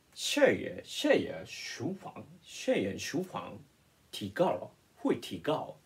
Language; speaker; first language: Chinese; non-native, learner; Japanese